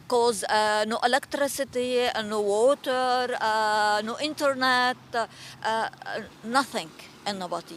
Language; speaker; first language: English; non-native, learner; Arabic